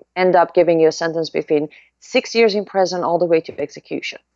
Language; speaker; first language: English; non-native, fluent; Persian